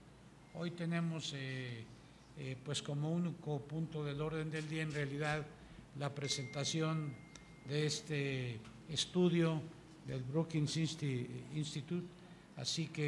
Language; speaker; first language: Spanish; native; Spanish